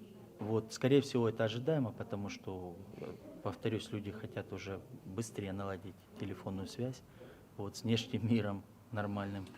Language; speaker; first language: Russian; native; Russian